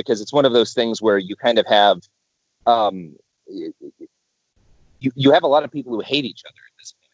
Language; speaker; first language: English; native; English